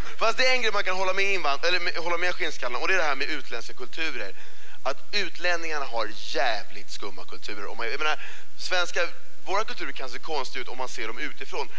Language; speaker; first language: Swedish; early bilingual, other home language; Persian